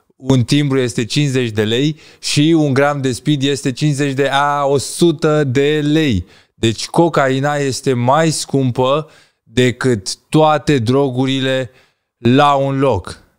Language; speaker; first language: Romanian; native; Romanian